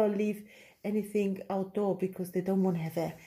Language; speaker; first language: English; non-native, fluent; German